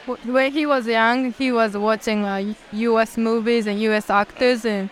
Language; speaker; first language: English; non-native, fluent; Japanese